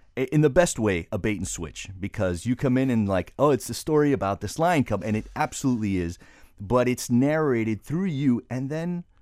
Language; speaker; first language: English; early bilingual, other home language; Spanish